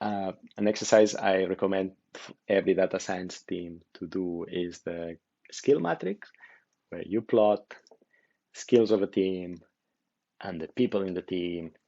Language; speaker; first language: English; non-native, fluent; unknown